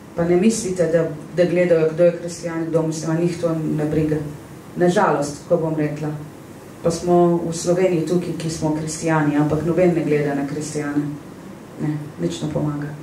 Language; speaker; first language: Slovenian; non-native, fluent; Arabic